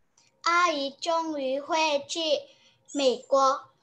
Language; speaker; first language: Chinese; non-native, learner; Indonesian